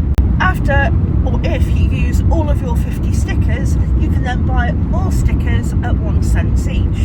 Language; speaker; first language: English; native; English